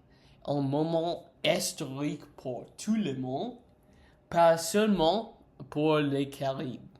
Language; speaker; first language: French; non-native, learner; English